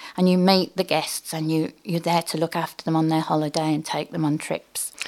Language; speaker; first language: English; native; English